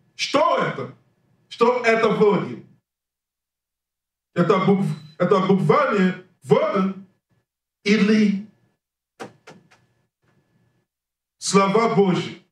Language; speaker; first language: Russian; non-native, learner; English